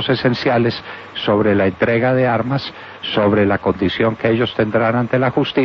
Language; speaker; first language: Spanish; native; Spanish